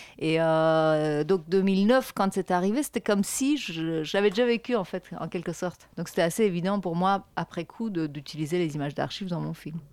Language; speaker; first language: French; non-native, fluent; Persian